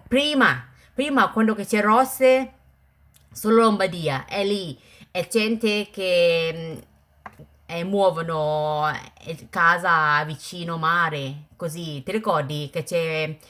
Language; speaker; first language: Italian; non-native, learner; Thai